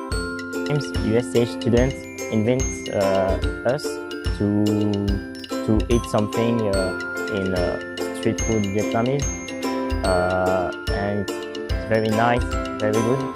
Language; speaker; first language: English; non-native, learner; French